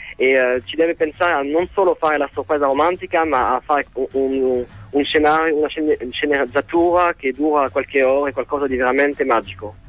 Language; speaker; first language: Italian; non-native, fluent; French